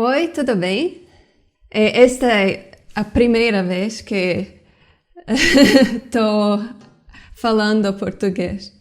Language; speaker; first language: Portuguese; non-native, learner; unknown